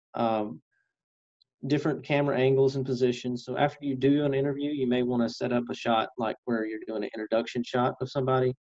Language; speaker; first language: English; native; English